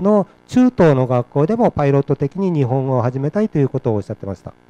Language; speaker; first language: Japanese; native; Japanese